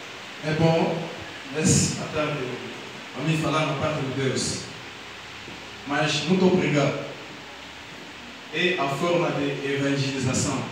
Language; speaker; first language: Portuguese; non-native, learner; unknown